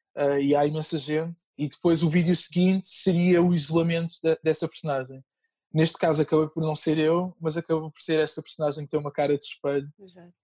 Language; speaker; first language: Portuguese; native; Portuguese